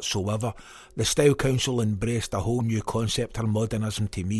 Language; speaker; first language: English; native; English